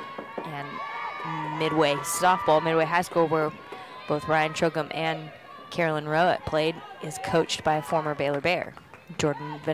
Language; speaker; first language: English; native; English